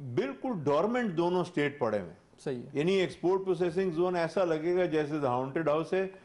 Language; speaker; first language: Urdu; non-native, local second language; Pashto